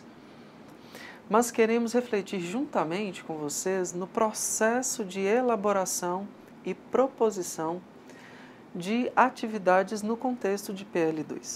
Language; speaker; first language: Portuguese; native; Portuguese